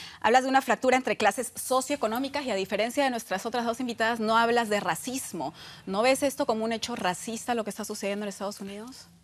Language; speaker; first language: Spanish; native; Spanish